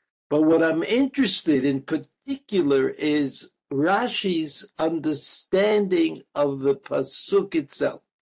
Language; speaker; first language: English; native; English